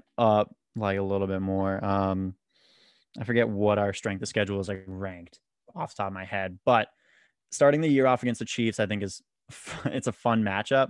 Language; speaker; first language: English; native; English